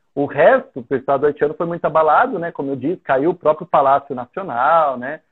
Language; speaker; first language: Portuguese; native; Portuguese